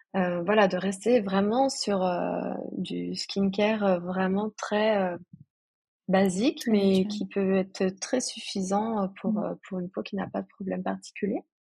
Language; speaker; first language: French; native; French